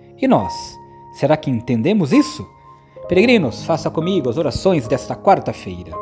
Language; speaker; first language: Portuguese; native; Portuguese